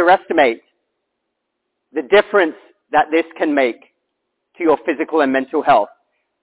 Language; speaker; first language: English; native; English